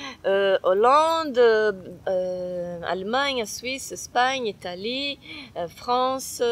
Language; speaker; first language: French; non-native, fluent; Portuguese